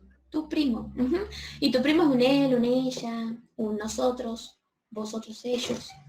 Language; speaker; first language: Spanish; native; Spanish